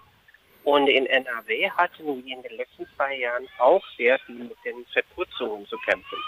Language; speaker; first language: German; non-native, fluent; Urdu